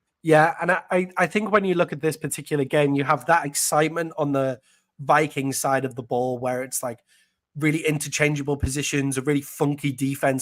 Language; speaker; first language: English; native; English